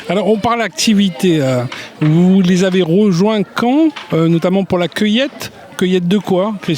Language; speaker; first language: French; native; French